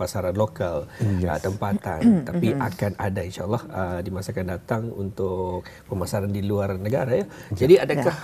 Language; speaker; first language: Malay; native; Malay